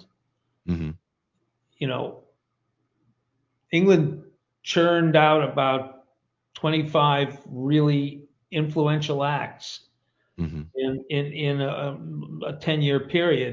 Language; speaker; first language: English; native; English